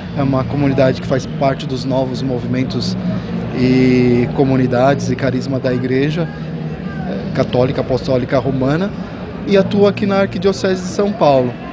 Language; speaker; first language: Portuguese; native; Portuguese